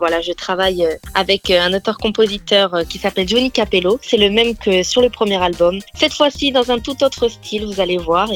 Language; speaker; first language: French; native; French